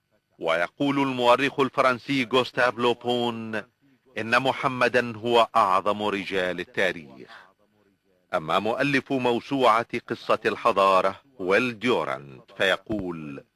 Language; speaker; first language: Arabic; native; Arabic